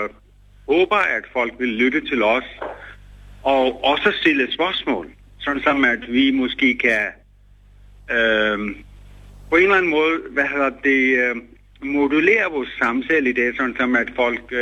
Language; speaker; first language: Danish; non-native, fluent; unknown